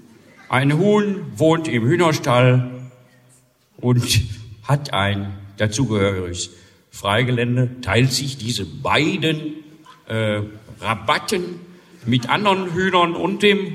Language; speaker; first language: German; native; German